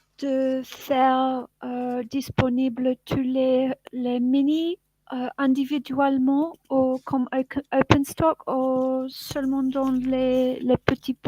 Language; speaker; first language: French; non-native, learner; English